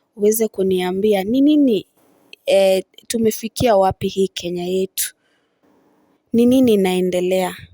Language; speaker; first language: Swahili; non-native, local second language; Gusii